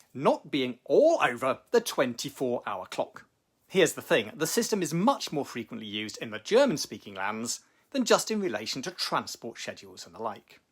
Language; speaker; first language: English; native; English